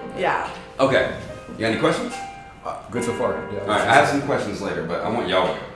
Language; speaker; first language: English; native; English